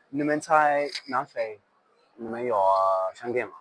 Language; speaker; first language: Chinese; non-native, learner; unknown